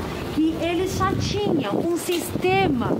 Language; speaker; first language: Portuguese; non-native, fluent; Spanish